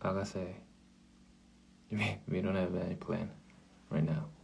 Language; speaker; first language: English; non-native, learner; Korean